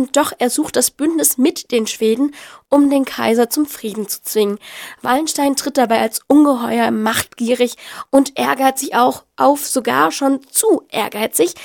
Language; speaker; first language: German; native; German